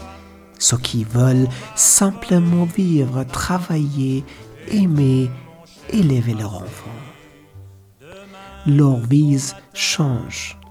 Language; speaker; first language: French; non-native, learner; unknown